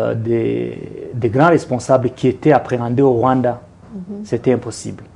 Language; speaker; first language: French; non-native, local second language; Kinyarwanda